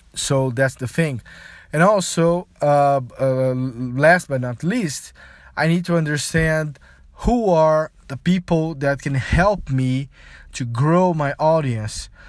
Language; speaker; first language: English; non-native, fluent; Portuguese